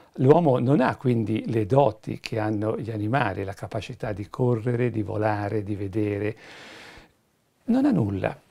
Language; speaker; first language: Italian; native; Italian